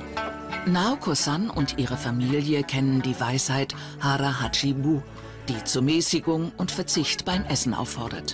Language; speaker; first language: German; native; German